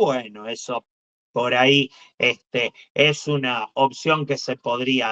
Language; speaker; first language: Spanish; native; Spanish